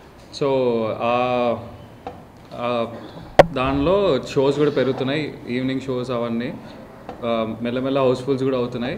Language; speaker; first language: Telugu; native; Telugu